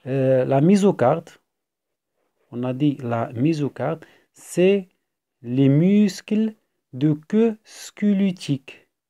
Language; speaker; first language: French; non-native, fluent; Arabic